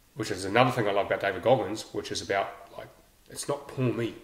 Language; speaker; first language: English; native; English